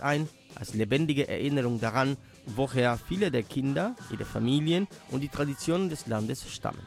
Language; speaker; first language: German; native; German